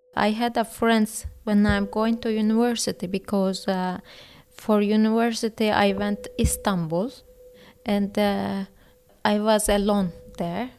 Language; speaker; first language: English; non-native, learner; Turkish